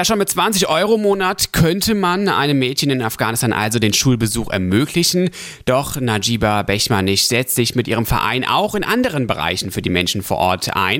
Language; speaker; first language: German; native; German